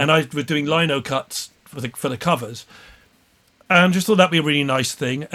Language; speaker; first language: English; native; English